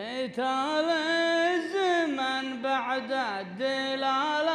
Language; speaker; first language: Arabic; native; Arabic